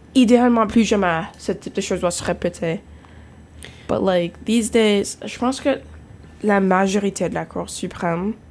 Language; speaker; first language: French; non-native, fluent; English